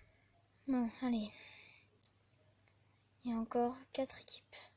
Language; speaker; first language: French; native; French